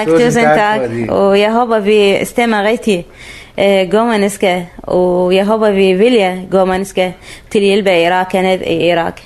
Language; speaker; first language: Danish; non-native, learner; Arabic